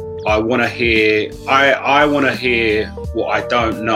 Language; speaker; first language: English; native; English